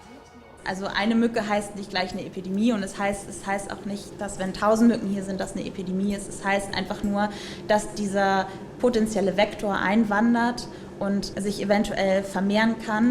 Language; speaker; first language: German; native; German